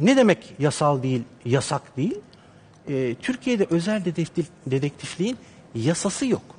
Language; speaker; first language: Turkish; native; Turkish